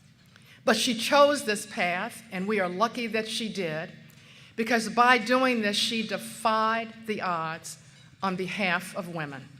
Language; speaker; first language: English; native; English